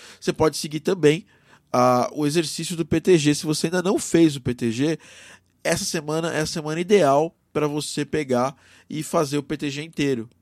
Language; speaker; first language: Portuguese; native; Portuguese